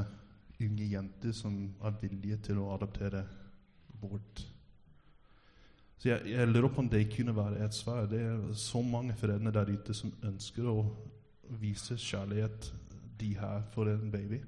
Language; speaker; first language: Norwegian; non-native, fluent; English